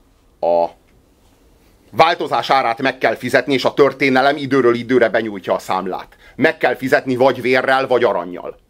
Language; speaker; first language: Hungarian; native; Hungarian